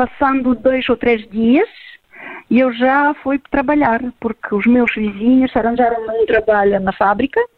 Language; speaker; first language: Portuguese; non-native, fluent; Ukrainian